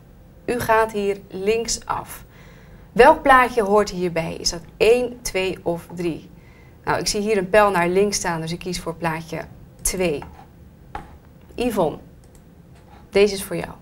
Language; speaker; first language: Dutch; native; Dutch